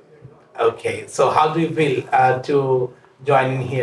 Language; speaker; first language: English; non-native, fluent; Bangla